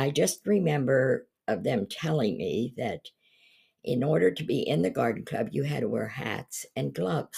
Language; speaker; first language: English; native; English